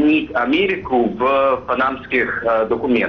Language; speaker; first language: Russian; non-native, fluent; English